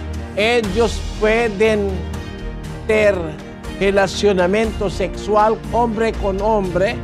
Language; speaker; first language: Spanish; non-native, learner; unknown